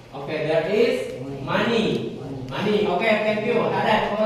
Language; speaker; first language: English; non-native, learner; Indonesian